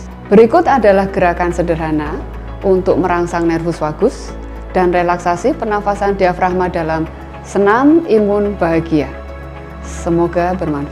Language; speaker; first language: Indonesian; native; Indonesian